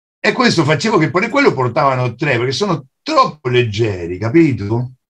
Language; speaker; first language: Italian; non-native, fluent; Spanish